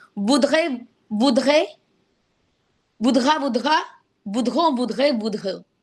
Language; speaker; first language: French; non-native, fluent; Punjabi